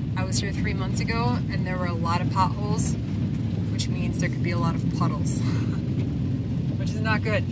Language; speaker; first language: English; native; English